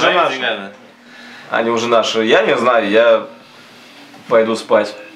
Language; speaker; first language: Russian; native; Russian